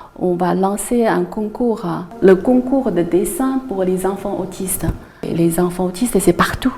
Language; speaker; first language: French; non-native, fluent; Chinese